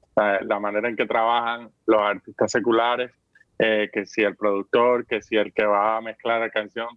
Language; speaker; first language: Spanish; native; Spanish